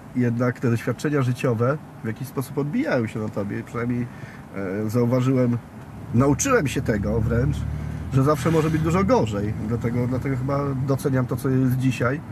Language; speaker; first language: Polish; native; Polish